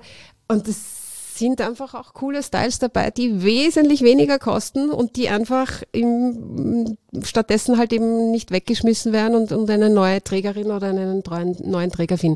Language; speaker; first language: German; native; German